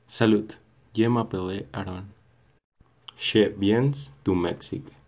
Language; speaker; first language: French; non-native, learner; Spanish